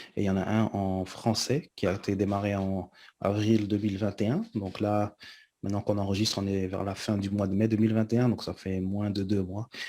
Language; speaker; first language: French; early bilingual, other home language; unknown